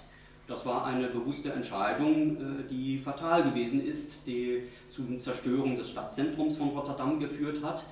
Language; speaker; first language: German; native; German